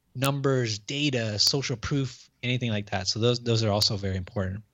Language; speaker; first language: English; native; English